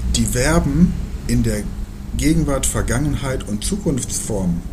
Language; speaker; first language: German; native; German